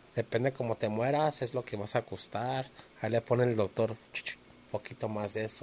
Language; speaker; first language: Spanish; early bilingual, other home language; English